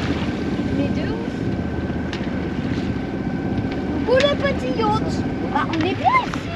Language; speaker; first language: French; native; French